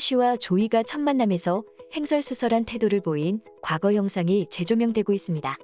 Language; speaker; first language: Korean; native; Korean